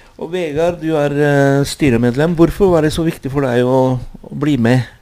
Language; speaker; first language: Norwegian; non-native, fluent; Spanish